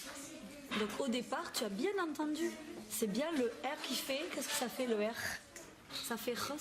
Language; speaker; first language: French; native; French